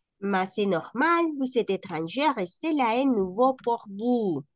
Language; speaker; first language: French; non-native, fluent; Spanish